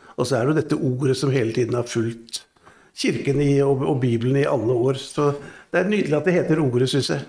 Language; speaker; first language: Norwegian; native; Norwegian